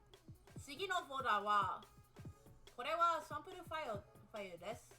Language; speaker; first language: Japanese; non-native, learner; English